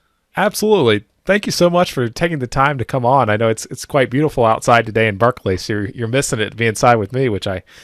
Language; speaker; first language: English; native; English